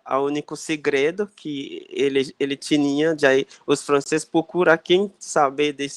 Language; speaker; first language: Portuguese; non-native, fluent; Haitian Creole